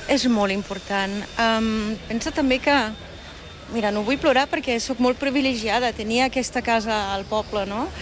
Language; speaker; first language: Catalan; non-native, fluent; German